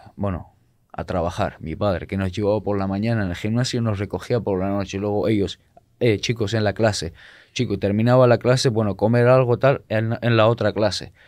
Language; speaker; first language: Spanish; non-native, fluent; Georgian